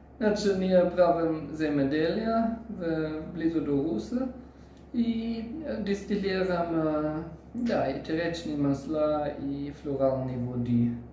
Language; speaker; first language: Bulgarian; non-native, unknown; German